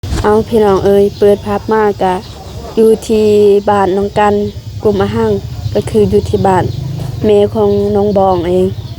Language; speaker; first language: Lao; native; Lao